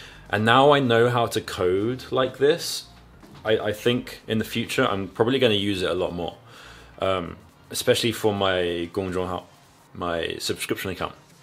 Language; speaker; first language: English; native; English